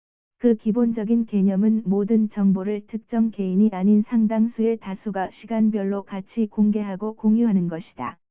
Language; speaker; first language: Korean; native; Korean